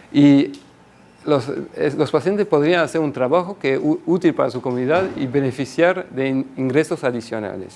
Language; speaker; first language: Spanish; non-native, fluent; French